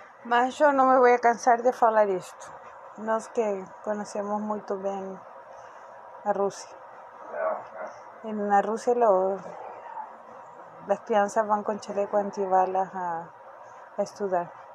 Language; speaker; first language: Portuguese; non-native, fluent; Spanish